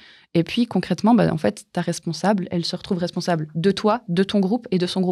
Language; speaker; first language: French; native; French